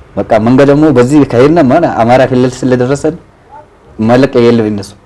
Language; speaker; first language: Amharic; non-native, local second language; Oromo